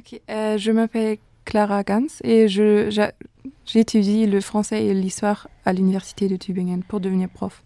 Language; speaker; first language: French; non-native, fluent; German